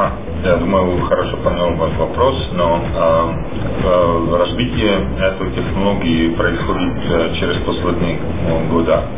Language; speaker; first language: Russian; non-native, fluent; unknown